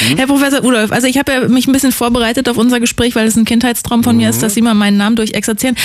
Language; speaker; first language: German; native; German